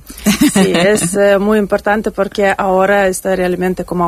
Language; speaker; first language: Spanish; non-native, learner; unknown